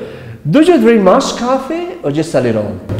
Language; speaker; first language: English; non-native, fluent; Spanish